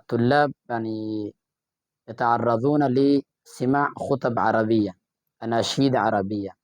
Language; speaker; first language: Arabic; non-native, fluent; Urdu